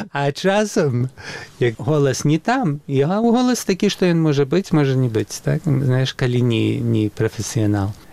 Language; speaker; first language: Belarusian; early bilingual, heritage; Belarusian